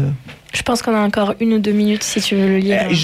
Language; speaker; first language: French; native; French